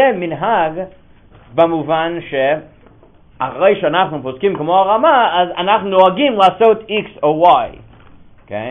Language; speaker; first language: Hebrew; non-native, fluent; English